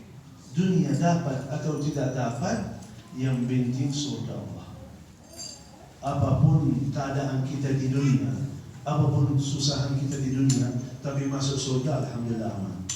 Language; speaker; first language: Indonesian; non-native, fluent; Arabic